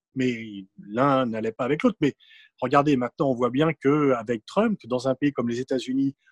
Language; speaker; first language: French; native; French